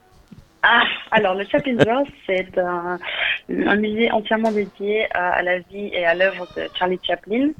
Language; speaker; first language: French; native; French